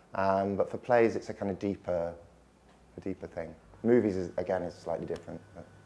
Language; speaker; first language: English; native; English